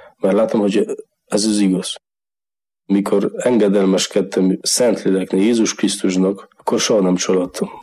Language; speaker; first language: Hungarian; non-native, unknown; Polish